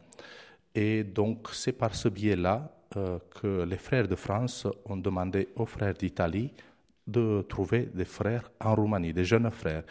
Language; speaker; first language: French; non-native, fluent; Romanian